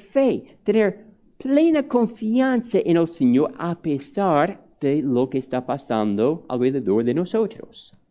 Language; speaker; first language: Spanish; non-native, fluent; English